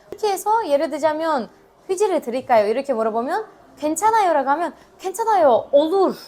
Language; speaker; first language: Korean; non-native, fluent; Turkish